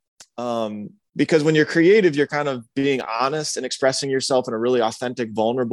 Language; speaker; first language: English; native; English